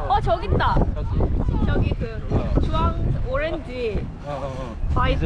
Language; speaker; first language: Korean; native; Korean